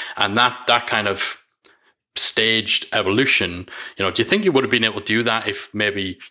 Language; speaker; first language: English; native; English